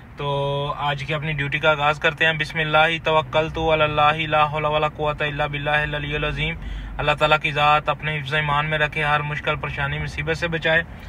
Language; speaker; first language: Urdu; non-native, local second language; Punjabi